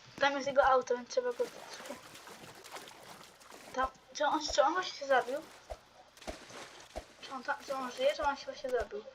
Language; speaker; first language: Polish; native; Polish